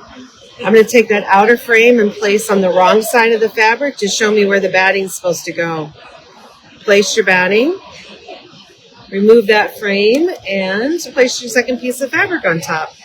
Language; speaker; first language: English; native; English